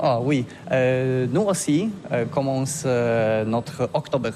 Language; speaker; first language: French; non-native, learner; Polish